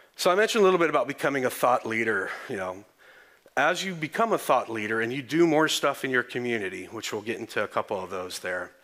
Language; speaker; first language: English; native; English